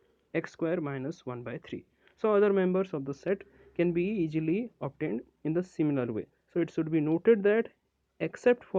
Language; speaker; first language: English; non-native, local second language; Odia